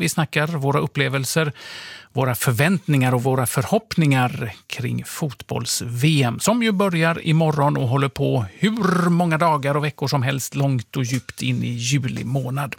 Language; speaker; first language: Swedish; native; Swedish